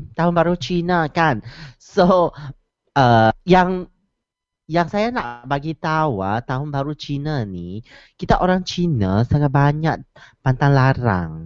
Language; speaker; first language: Malay; non-native, local second language; Chinese